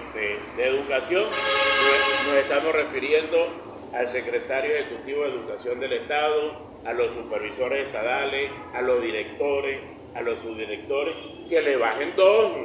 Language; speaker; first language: Spanish; native; Spanish